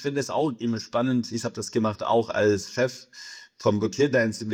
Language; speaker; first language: German; non-native, fluent; English